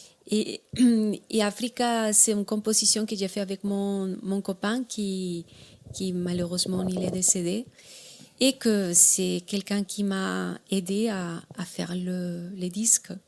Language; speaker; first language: French; non-native, learner; Spanish